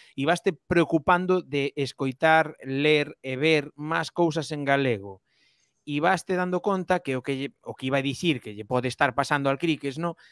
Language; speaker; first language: Galician; native; Galician